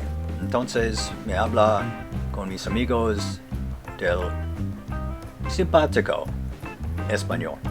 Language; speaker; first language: Spanish; non-native, learner; English